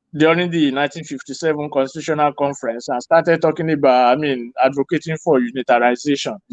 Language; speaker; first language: English; non-native, local second language; Yoruba